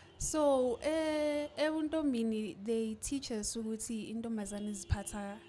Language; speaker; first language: Zulu; native; Zulu